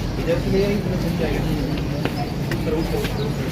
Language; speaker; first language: Hindi; non-native, local second language; Bangla